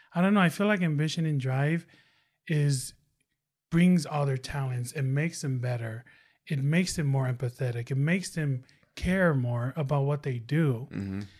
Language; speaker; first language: English; non-native, fluent; Tongan